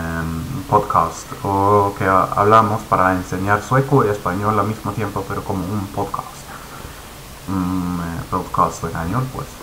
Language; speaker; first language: Spanish; non-native, fluent; Swedish